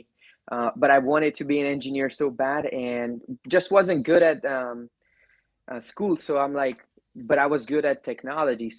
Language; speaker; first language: English; non-native, local second language; Gujarati